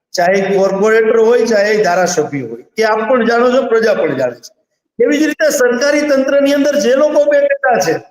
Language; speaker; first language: Gujarati; native; Gujarati